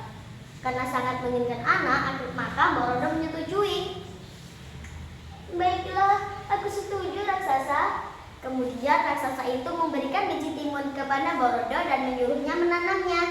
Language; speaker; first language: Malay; non-native, local second language; Javanese